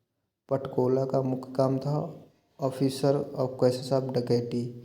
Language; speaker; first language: Hindi; native; Hindi